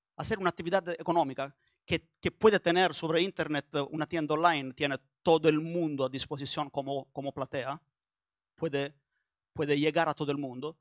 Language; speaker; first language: Spanish; non-native, learner; Italian